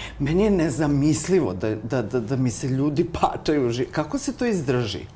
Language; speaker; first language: Bosnian; native; Bosnian